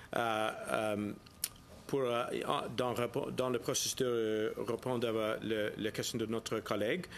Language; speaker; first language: French; non-native, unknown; English